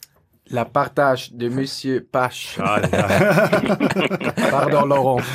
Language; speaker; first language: French; non-native, local second language; German